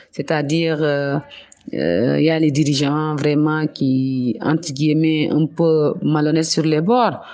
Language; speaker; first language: French; non-native, local second language; Wolof